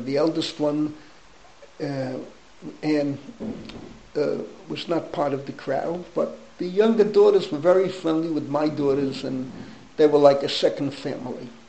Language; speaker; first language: English; native; English